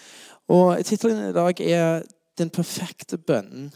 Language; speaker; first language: Norwegian; non-native, fluent; English